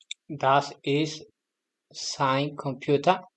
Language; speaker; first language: German; non-native, learner; Spanish